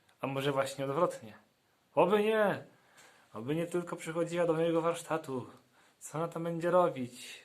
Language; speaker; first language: Polish; native; Polish